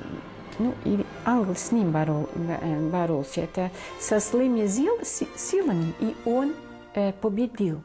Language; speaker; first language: Russian; non-native, fluent; Dutch